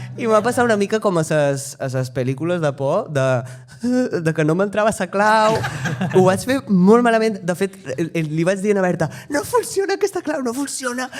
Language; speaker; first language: Catalan; native; Catalan